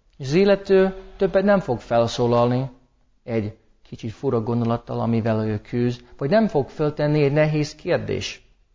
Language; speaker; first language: Hungarian; non-native, fluent; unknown